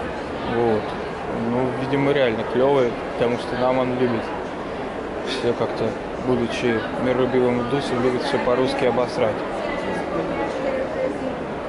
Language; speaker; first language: Russian; native; Russian